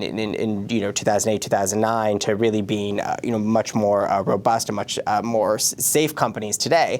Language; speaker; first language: English; native; English